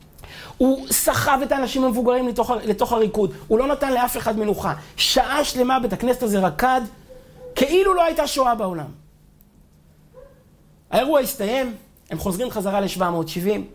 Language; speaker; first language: Hebrew; native; Hebrew